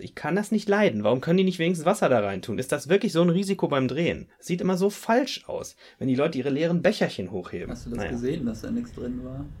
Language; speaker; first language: German; native; German